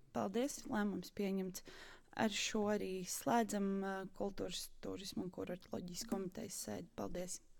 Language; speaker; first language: Latvian; native; Latvian